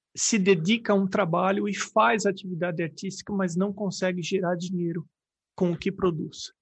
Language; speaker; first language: Portuguese; native; Portuguese